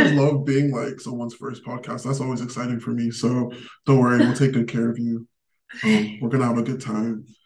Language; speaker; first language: English; native; English